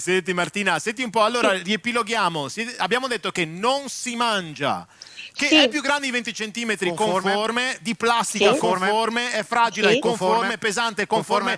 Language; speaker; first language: Italian; native; Italian